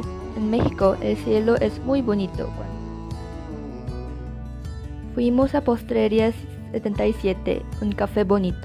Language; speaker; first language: Spanish; non-native, learner; Korean